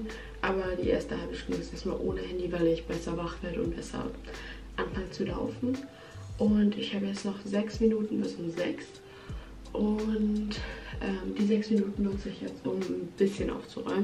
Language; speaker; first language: German; native; German